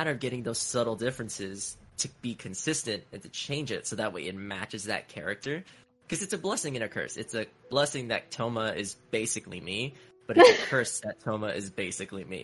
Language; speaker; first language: English; native; English